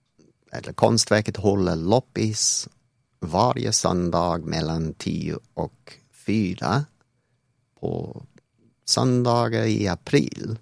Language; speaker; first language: Swedish; non-native, fluent; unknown